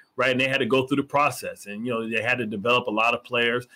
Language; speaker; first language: English; native; English